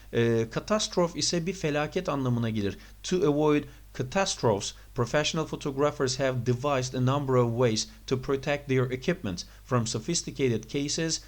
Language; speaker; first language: English; non-native, fluent; Turkish